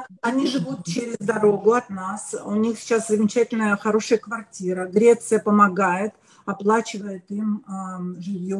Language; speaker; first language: Russian; native; Russian